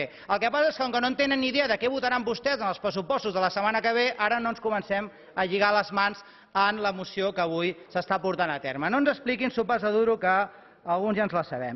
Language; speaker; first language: Catalan; native; Catalan